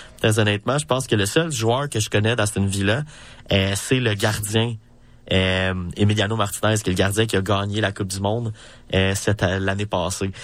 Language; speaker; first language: French; native; French